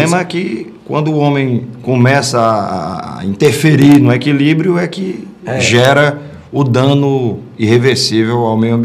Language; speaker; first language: Portuguese; native; Portuguese